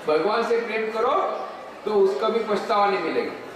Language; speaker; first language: Hindi; non-native, local second language; Gujarati